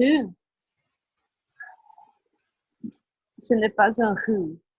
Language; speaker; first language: French; non-native, learner; Portuguese